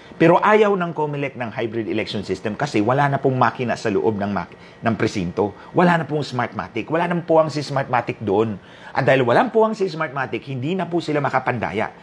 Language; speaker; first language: Filipino; non-native, local second language; Waray